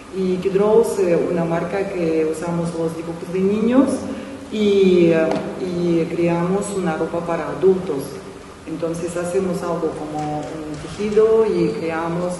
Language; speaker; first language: Spanish; non-native, fluent; Russian